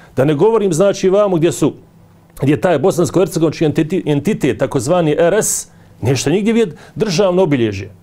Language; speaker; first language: Bosnian; native; Bosnian